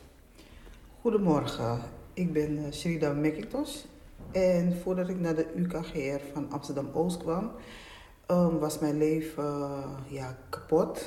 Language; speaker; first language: Dutch; native; Dutch